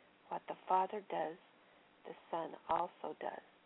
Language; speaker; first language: English; native; English